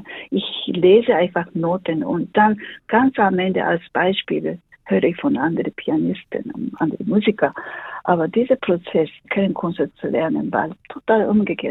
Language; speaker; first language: German; non-native, fluent; Japanese